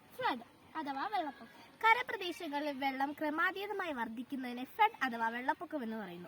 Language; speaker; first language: Malayalam; native; Malayalam